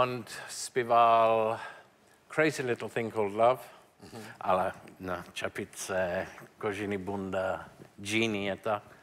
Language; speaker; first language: Czech; non-native, learner; English